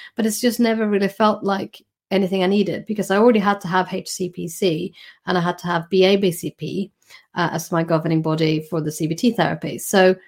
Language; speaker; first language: English; non-native, fluent; Swedish